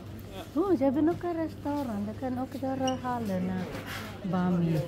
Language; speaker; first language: Dutch; non-native, learner; Filipino